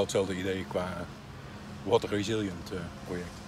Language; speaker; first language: Dutch; native; Dutch